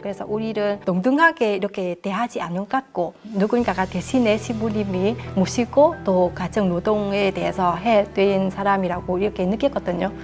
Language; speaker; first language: Korean; non-native, fluent; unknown